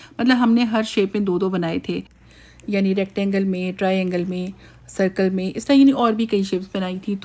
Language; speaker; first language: Urdu; native; Urdu